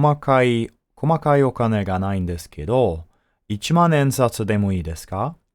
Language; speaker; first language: Japanese; non-native, learner; English